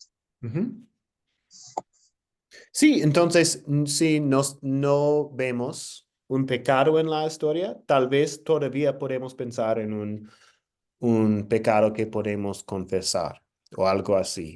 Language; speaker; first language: Spanish; non-native, fluent; English